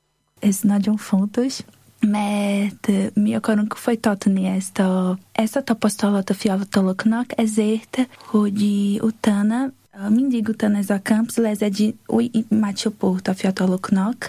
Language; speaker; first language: Hungarian; non-native, learner; Portuguese